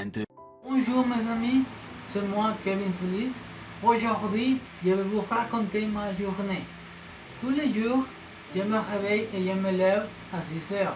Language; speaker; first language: French; non-native, learner; Spanish